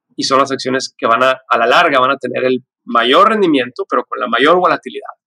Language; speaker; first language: Spanish; native; Spanish